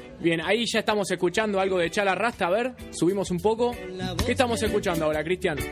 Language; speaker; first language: Spanish; native; Spanish